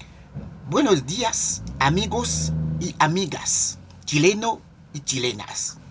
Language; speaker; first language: Spanish; non-native, local second language; Haitian Creole